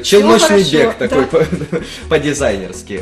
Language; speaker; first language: Russian; native; Russian